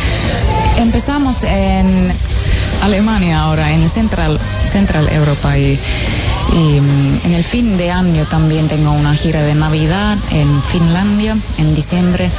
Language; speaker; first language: Spanish; non-native, fluent; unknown